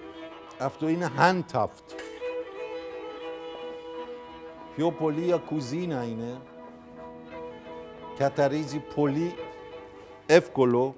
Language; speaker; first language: Greek; non-native, fluent; Persian